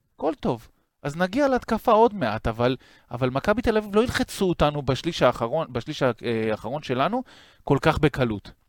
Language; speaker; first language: Hebrew; native; Hebrew